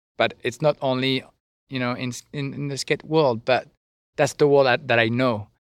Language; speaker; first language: English; non-native, fluent; French